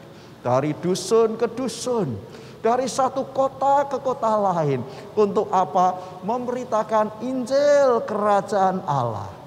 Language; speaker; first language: Indonesian; native; Indonesian